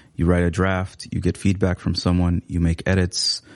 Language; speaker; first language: English; early bilingual, other home language; Somali